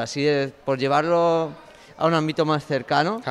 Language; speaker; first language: Spanish; native; Spanish